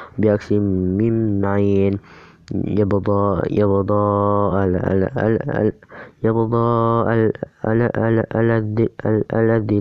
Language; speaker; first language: Arabic; non-native, learner; Indonesian